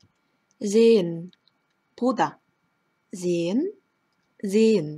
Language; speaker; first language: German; non-native, fluent; Korean